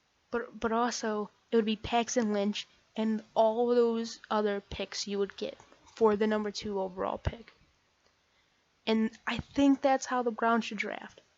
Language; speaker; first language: English; native; English